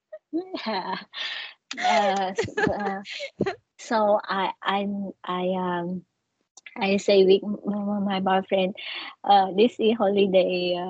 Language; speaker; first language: English; non-native, learner; Vietnamese